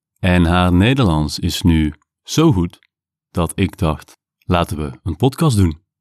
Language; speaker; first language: Dutch; native; Dutch